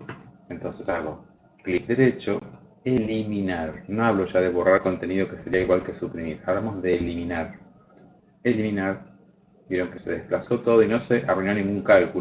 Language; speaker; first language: Spanish; native; Spanish